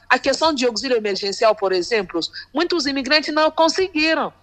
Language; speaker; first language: Portuguese; non-native, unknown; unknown